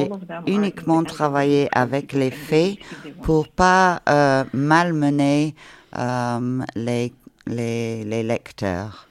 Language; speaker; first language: French; non-native, fluent; Ukrainian